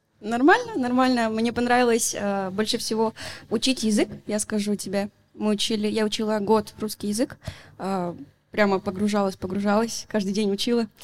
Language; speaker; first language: Russian; non-native, learner; Spanish